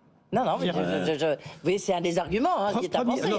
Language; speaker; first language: French; native; French